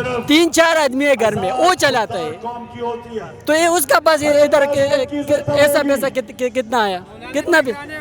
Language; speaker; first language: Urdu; non-native, local second language; Pashto